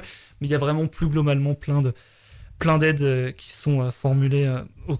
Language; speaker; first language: French; native; French